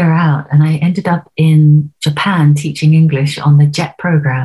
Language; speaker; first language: English; native; English